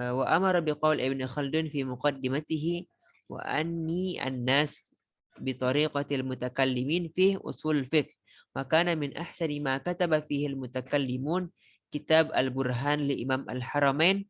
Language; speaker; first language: Arabic; non-native, fluent; Indonesian